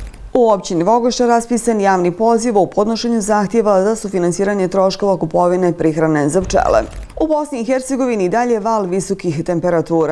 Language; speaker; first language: Bosnian; native; Bosnian